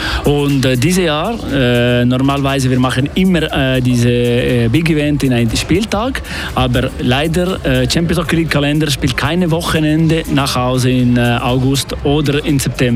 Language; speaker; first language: German; non-native, local second language; French